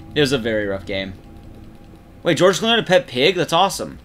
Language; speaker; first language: English; native; English